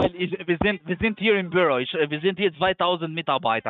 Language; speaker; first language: German; non-native, fluent; Albanian